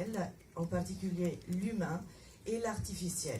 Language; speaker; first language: French; non-native, fluent; Italian